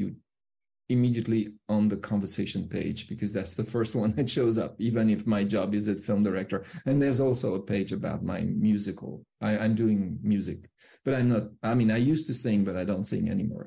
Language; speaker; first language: English; non-native, fluent; French